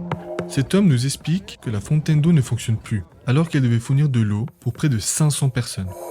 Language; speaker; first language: French; native; French